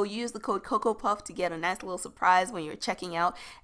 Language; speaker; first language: English; native; English